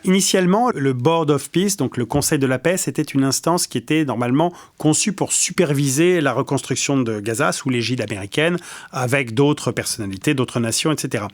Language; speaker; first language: French; native; French